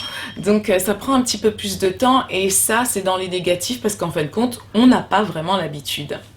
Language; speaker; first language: French; native; French